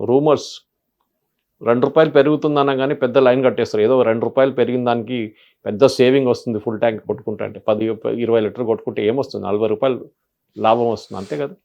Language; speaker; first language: Telugu; non-native, local second language; Malayalam